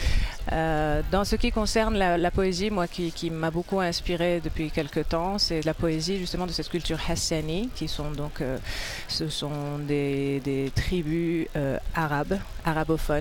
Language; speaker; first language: French; non-native, local second language; Arabic